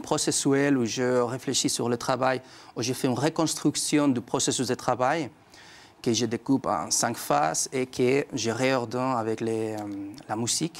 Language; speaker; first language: French; non-native, fluent; Spanish